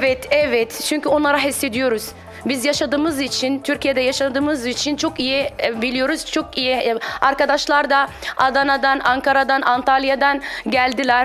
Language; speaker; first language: Turkish; non-native, fluent; Arabic